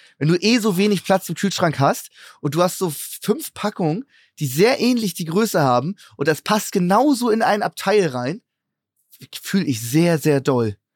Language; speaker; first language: German; native; German